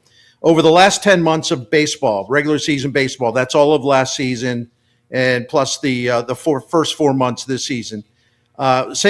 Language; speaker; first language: English; native; English